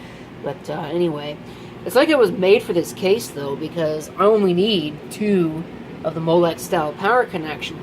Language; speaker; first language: English; native; English